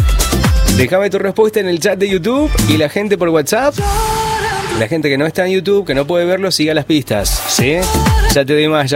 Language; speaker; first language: Spanish; native; Spanish